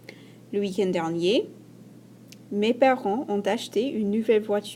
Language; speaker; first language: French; non-native, fluent; English